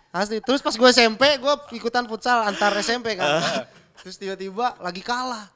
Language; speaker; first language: Indonesian; native; Indonesian